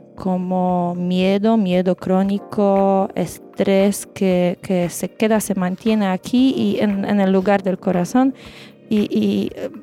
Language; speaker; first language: Spanish; non-native, fluent; Polish